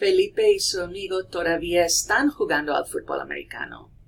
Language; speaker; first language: Spanish; non-native, fluent; English